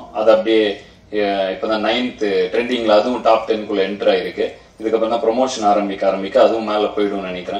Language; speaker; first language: Tamil; native; Tamil